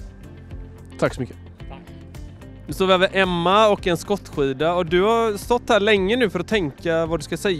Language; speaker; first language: Swedish; native; Swedish